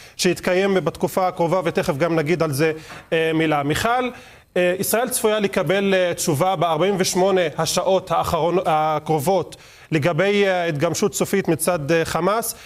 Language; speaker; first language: Hebrew; non-native, local second language; Arabic